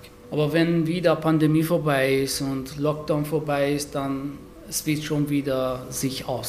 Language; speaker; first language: German; non-native, fluent; Persian